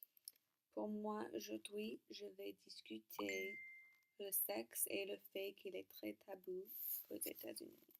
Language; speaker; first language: French; non-native, learner; English